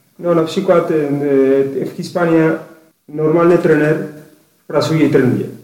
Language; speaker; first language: Polish; non-native, learner; Spanish